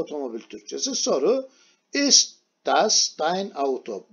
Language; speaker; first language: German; non-native, fluent; Turkish